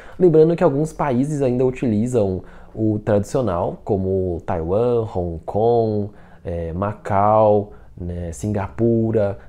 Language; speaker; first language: Portuguese; non-native, fluent; Chinese